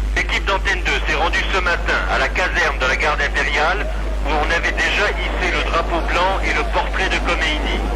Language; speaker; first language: French; native; French